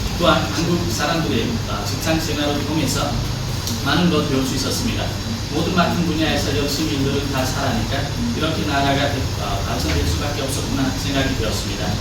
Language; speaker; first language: Korean; non-native, fluent; Nepali